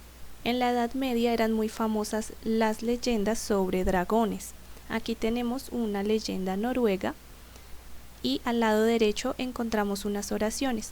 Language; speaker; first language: Spanish; native; Spanish